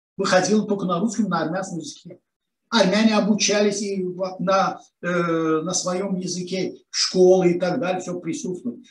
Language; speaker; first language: Russian; non-native, local second language; Azerbaijani